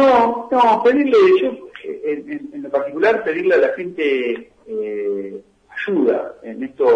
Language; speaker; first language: Spanish; native; Spanish